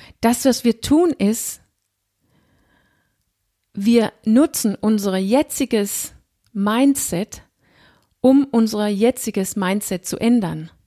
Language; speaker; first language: German; non-native, fluent; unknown